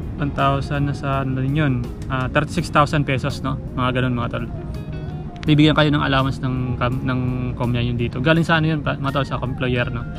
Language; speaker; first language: Filipino; native; Filipino